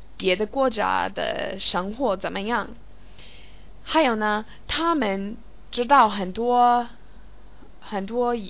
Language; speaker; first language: Chinese; non-native, learner; English